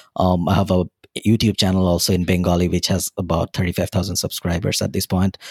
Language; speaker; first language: English; non-native, local second language; Bangla